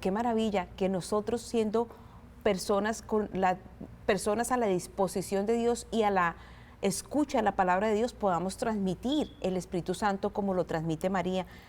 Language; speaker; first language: Spanish; native; Spanish